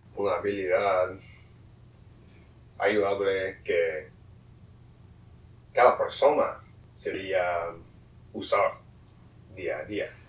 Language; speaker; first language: Spanish; non-native, learner; English